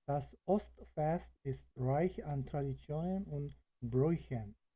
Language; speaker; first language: German; non-native, fluent; Korean